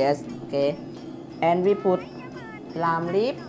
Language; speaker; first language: English; non-native, learner; Thai